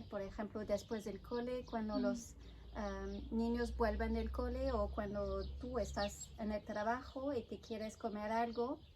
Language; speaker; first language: Spanish; non-native, fluent; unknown